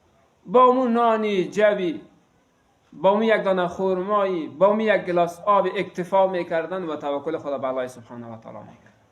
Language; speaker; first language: Persian; native; Persian